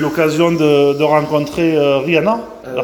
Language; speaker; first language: French; native; French